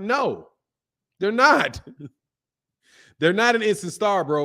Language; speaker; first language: English; native; English